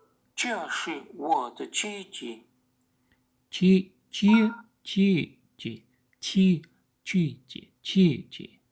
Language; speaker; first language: Chinese; non-native, learner; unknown